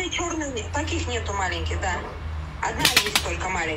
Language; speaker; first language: Russian; native; Russian